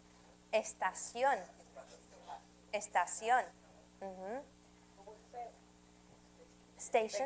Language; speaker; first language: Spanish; non-native, fluent; English